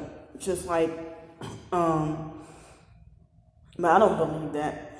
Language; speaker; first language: English; native; English